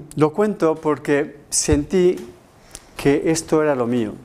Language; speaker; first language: Spanish; native; Spanish